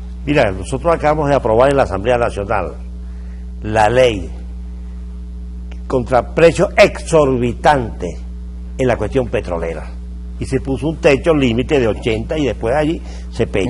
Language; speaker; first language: Spanish; native; Spanish